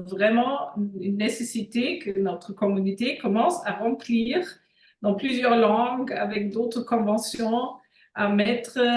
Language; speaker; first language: French; non-native, fluent; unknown